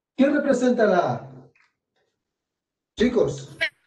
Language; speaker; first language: Spanish; native; Spanish